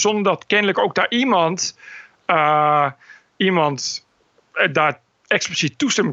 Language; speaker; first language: Dutch; native; Dutch